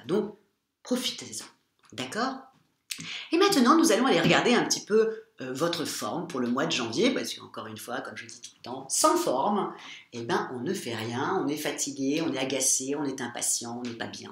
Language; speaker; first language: French; native; French